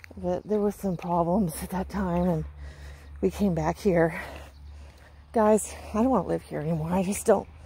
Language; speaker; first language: English; native; English